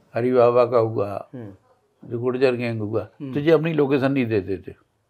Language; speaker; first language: Hindi; native; Hindi